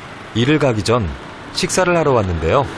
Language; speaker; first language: Korean; native; Korean